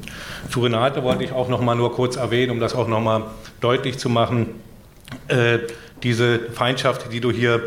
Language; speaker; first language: German; native; German